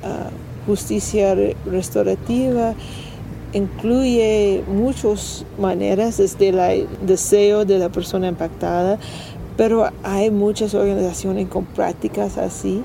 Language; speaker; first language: Spanish; non-native, learner; English